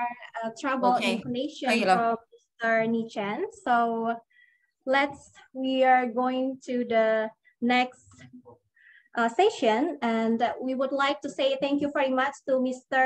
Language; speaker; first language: English; non-native, learner; Indonesian